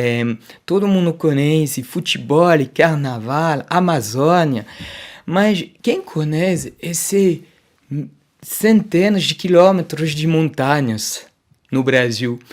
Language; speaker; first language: Portuguese; non-native, fluent; French